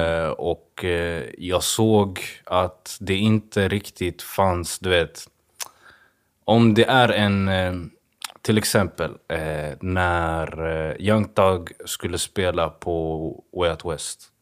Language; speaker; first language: Swedish; early bilingual, other home language; Swahili